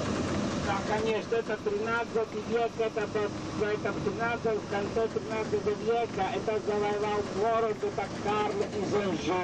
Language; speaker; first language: Russian; non-native, fluent; Italian